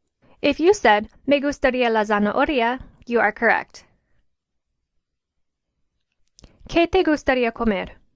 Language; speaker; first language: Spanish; non-native, fluent; English